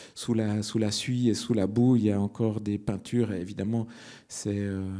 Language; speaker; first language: French; native; French